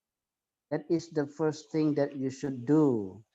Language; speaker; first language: English; non-native, fluent; Indonesian